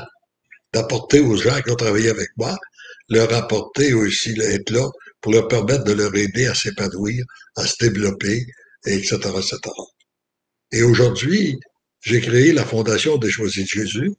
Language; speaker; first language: French; native; French